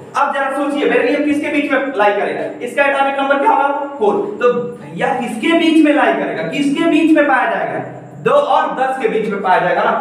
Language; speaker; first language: Hindi; native; Hindi